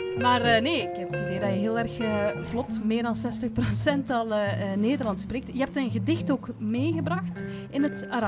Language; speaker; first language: Dutch; native; Dutch